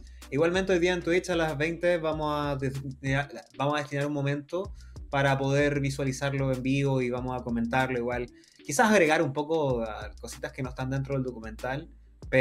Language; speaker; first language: Spanish; native; Spanish